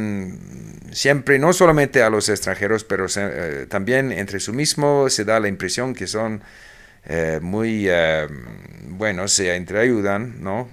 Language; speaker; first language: Spanish; non-native, fluent; English